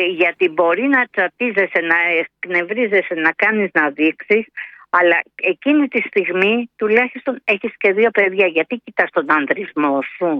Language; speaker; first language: Greek; native; Greek